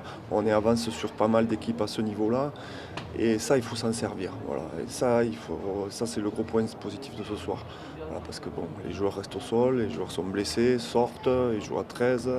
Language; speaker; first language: French; native; French